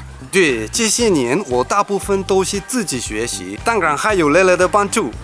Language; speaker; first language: Chinese; non-native, fluent; Spanish